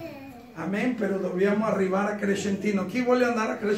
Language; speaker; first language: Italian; non-native, learner; Spanish